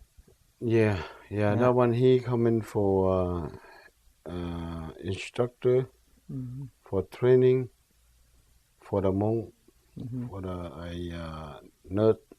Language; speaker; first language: English; non-native, learner; Lao